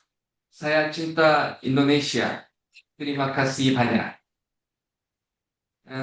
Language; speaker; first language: Indonesian; non-native, fluent; Korean